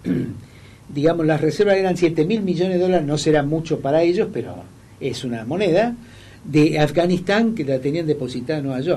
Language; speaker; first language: Spanish; native; Spanish